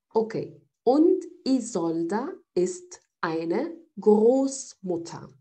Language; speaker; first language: German; non-native, fluent; Arabic